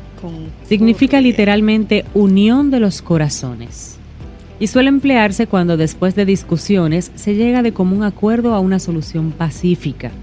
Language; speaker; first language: Spanish; native; Spanish